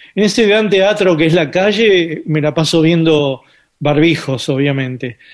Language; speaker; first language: Spanish; native; Spanish